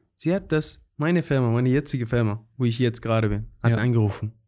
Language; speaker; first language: German; non-native, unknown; Persian